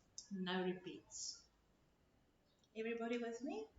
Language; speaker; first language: English; non-native, local second language; Afrikaans